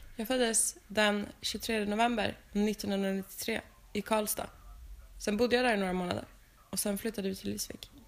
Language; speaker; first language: Swedish; native; Swedish